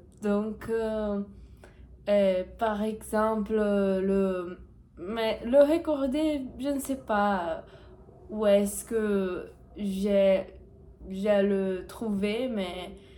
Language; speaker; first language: French; non-native, learner; Portuguese